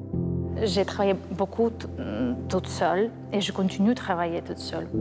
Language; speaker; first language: French; non-native, learner; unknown